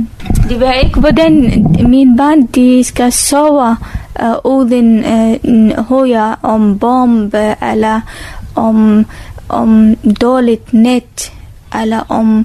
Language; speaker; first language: Danish; non-native, learner; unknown